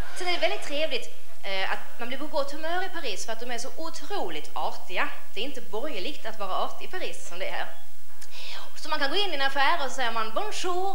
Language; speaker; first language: Swedish; native; Swedish